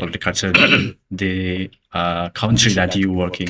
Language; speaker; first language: English; non-native, learner; Indonesian